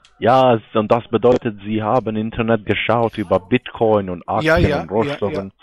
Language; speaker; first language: German; non-native, learner; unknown